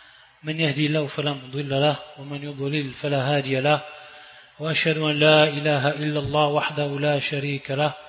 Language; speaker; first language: Arabic; non-native, fluent; French